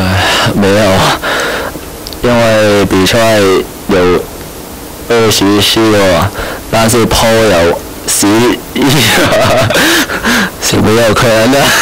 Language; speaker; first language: Chinese; non-native, local second language; Cantonese